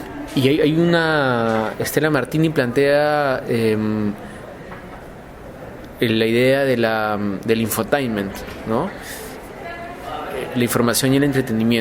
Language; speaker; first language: Spanish; native; Spanish